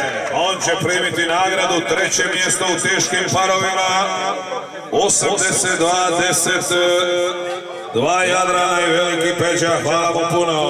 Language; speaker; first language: Serbian; native; Serbian